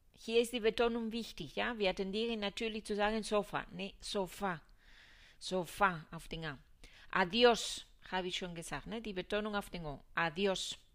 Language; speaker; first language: German; non-native, fluent; Spanish